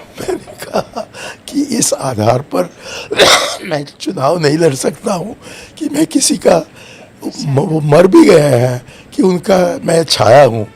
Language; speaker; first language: Hindi; non-native, local second language; Tamil